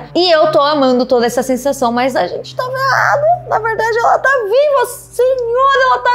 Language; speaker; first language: Portuguese; native; Portuguese